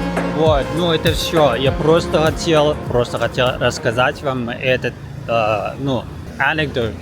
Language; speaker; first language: Russian; non-native, learner; Japanese